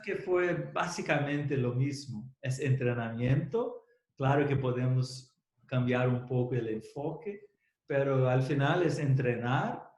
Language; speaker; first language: Spanish; non-native, fluent; Portuguese